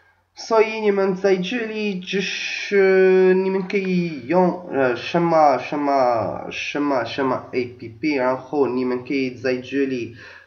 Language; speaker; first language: Chinese; non-native, learner; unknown